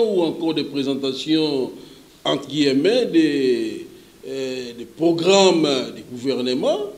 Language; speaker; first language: French; non-native, local second language; Lingala